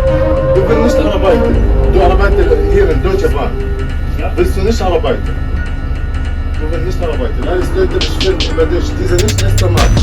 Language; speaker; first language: German; non-native, learner; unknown